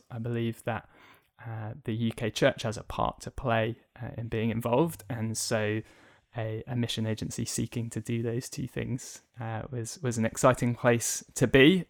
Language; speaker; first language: English; native; English